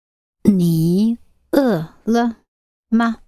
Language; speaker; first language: Chinese; non-native, learner; English